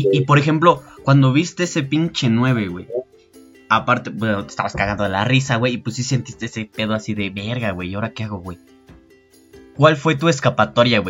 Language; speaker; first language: Spanish; native; Spanish